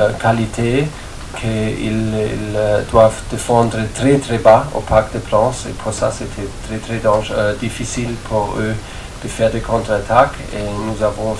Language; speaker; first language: French; non-native, fluent; German